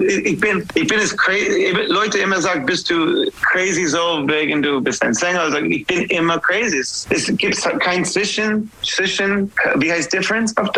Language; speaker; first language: German; non-native, fluent; English